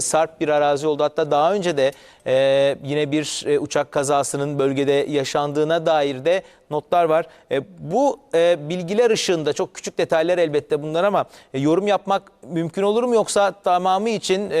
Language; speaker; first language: Turkish; native; Turkish